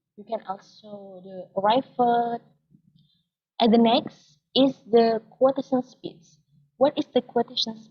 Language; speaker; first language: English; non-native, learner; Indonesian